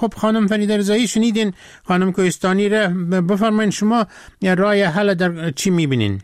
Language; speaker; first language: Persian; native; Persian